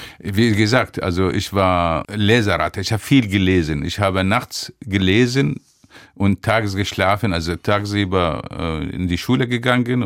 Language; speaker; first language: German; non-native, fluent; Arabic